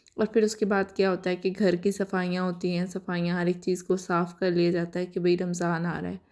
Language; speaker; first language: Urdu; native; Urdu